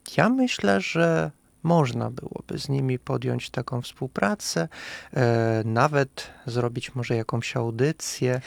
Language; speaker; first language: Polish; non-native, fluent; Russian